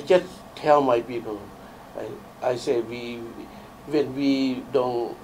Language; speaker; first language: English; non-native, learner; Lao